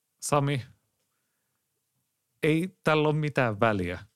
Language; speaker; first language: Finnish; native; Finnish